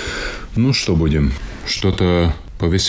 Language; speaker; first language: Russian; non-native, local second language; Latvian